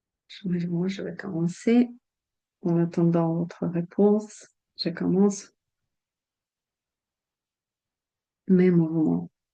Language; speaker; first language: French; non-native, fluent; Russian